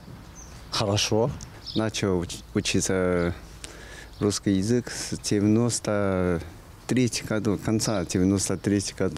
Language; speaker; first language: Russian; non-native, learner; Chinese